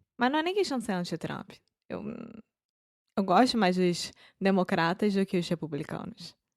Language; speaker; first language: Portuguese; native; Portuguese